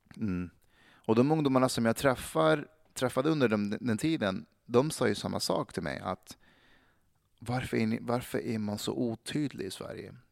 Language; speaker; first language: Swedish; early bilingual, other home language; Persian